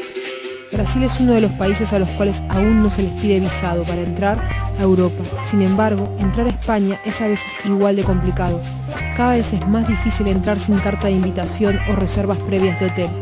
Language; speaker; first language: Spanish; native; Spanish